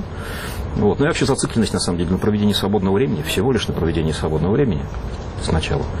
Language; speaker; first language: Russian; native; Russian